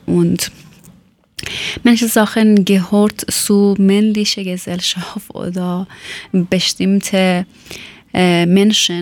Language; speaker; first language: German; non-native, fluent; Persian